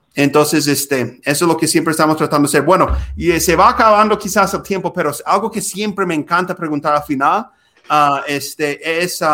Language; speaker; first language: Spanish; non-native, fluent; English